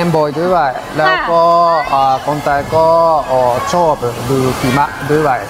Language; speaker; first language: Thai; non-native, learner; Japanese